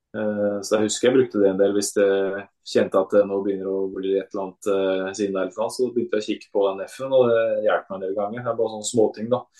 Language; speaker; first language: Norwegian; native; Norwegian